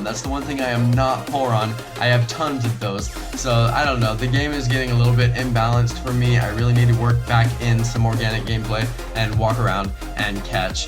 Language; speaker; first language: English; native; English